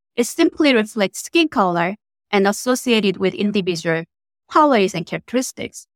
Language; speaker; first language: English; non-native, fluent; Korean